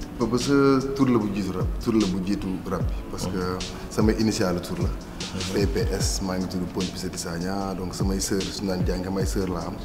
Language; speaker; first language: Wolof; native; Wolof